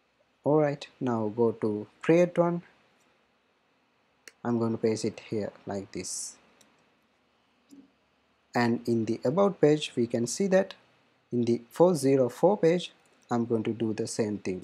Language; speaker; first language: English; non-native, fluent; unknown